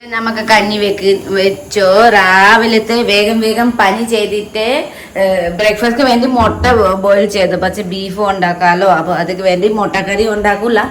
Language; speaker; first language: Malayalam; non-native, fluent; Nepali